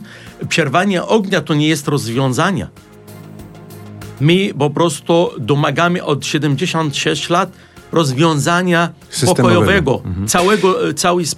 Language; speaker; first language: Polish; non-native, fluent; Arabic